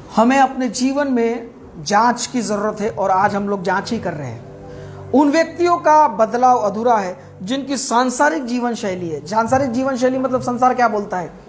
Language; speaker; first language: Hindi; non-native, local second language; Marathi